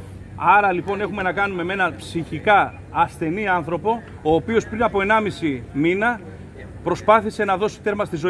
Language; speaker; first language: Greek; native; Greek